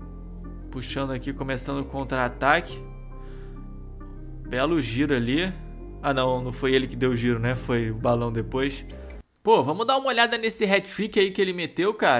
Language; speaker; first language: Portuguese; native; Portuguese